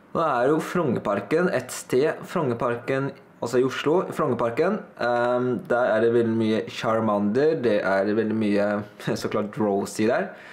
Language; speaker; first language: Norwegian; early bilingual, other home language; Thai